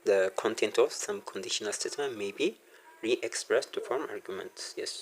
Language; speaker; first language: English; non-native, local second language; Amharic